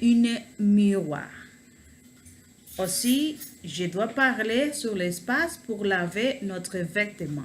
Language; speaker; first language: French; non-native, learner; Spanish